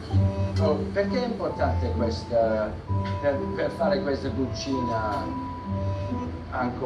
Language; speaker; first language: Italian; non-native, learner; English